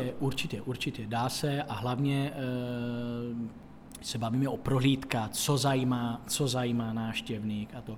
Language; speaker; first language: Czech; non-native, fluent; Italian